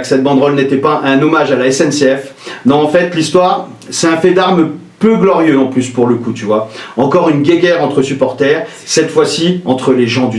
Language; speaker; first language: French; native; French